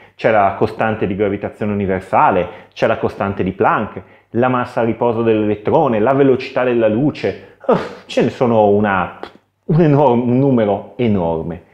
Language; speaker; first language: Italian; native; Italian